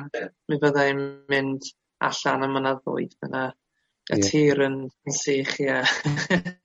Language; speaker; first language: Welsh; non-native, local second language; English